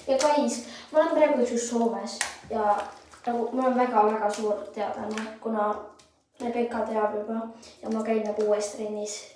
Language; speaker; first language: Estonian; early bilingual, heritage; Estonian